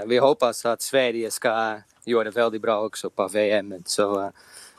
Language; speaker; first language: Swedish; non-native, learner; Dutch